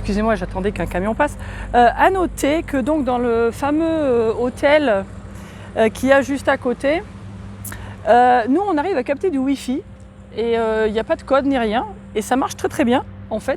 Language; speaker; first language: French; native; French